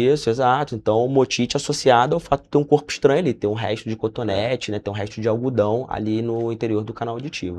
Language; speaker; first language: Portuguese; native; Portuguese